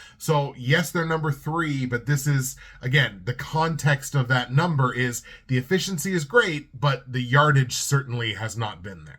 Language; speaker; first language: English; native; English